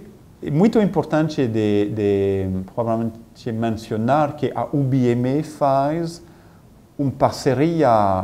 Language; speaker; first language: Portuguese; non-native, fluent; French